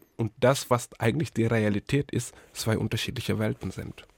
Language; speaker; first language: German; non-native, fluent; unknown